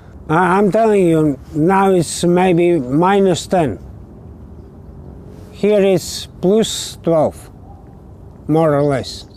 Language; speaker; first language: English; non-native, learner; Latvian